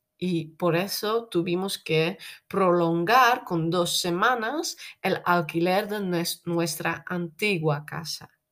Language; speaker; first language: Spanish; native; Spanish